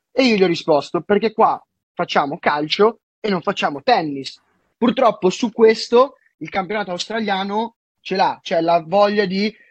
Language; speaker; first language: Italian; native; Italian